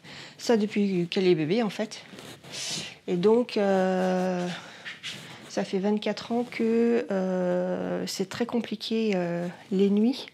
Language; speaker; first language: French; native; French